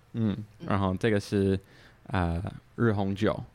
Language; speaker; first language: Chinese; non-native, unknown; English